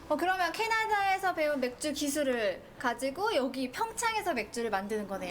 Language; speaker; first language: Korean; native; Korean